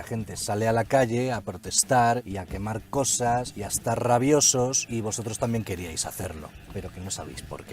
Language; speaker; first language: Spanish; native; Spanish